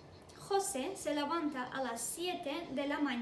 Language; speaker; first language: Spanish; non-native, fluent; Turkish